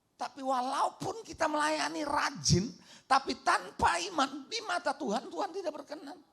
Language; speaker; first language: Indonesian; native; Indonesian